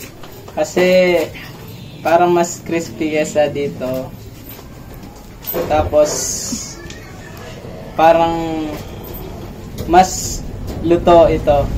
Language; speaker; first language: Filipino; non-native, local second language; Pampanga